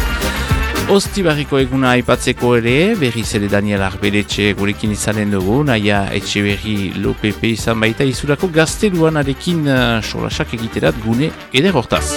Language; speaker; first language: Basque; native; Basque